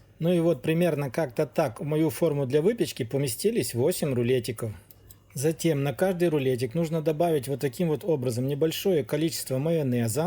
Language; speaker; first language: Russian; native; Russian